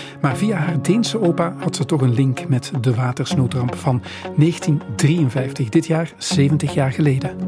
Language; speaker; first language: Dutch; native; Dutch